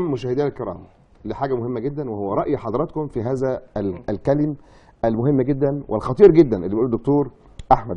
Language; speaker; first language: Arabic; native; Arabic